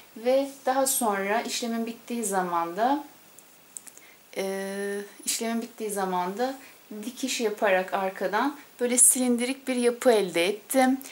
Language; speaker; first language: Turkish; native; Turkish